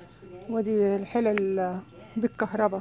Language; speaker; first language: Arabic; native; Arabic